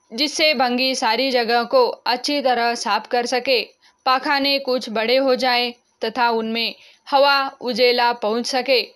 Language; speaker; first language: Hindi; non-native, local second language; Marathi